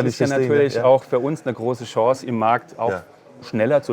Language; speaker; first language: German; native; German